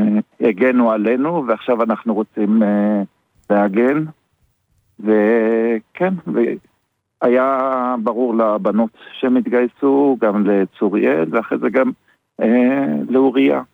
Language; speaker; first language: Hebrew; early bilingual, other home language; German